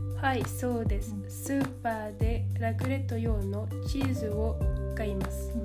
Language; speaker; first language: Japanese; non-native, learner; French